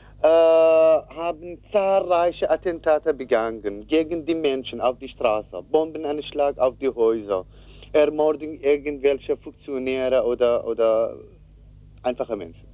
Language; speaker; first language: German; non-native, learner; Kurdish